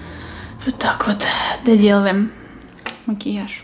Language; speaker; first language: Russian; native; Russian